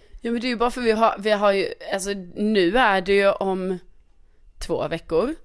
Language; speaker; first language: Swedish; native; Swedish